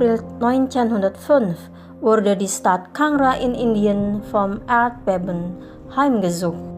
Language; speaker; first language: German; non-native, fluent; Indonesian